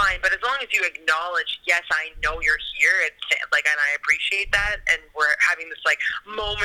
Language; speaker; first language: English; native; English